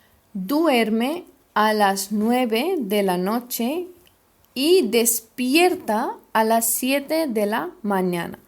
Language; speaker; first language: Spanish; non-native, fluent; Hindi